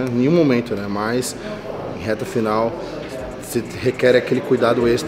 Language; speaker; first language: Portuguese; native; Portuguese